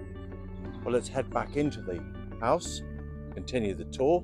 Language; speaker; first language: English; native; English